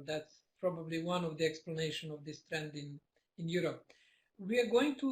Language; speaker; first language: English; non-native, fluent; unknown